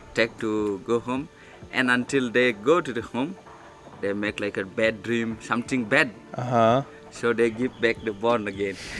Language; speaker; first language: English; non-native, learner; Indonesian